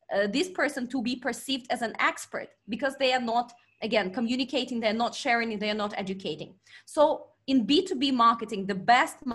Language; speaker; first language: English; non-native, fluent; Russian